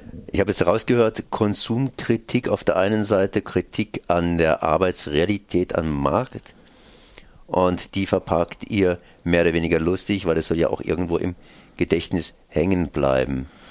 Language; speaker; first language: German; native; German